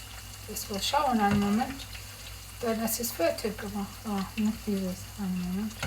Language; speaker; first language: German; non-native, learner; English